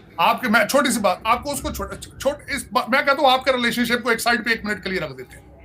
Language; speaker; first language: Urdu; non-native, local second language; Punjabi